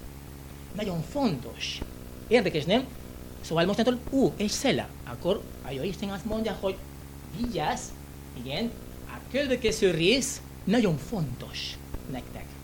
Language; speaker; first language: Hungarian; non-native, learner; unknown